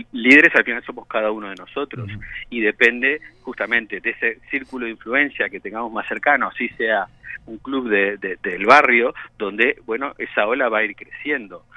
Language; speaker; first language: Spanish; native; Spanish